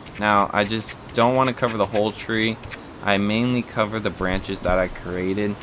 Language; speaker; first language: English; native; English